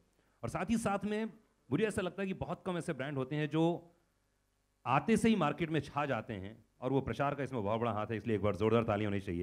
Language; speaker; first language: Hindi; native; Hindi